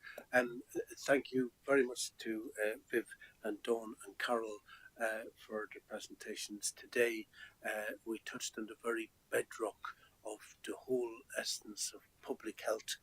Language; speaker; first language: English; native; English